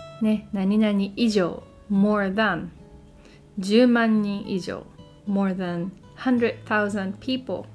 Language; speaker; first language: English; non-native, fluent; Japanese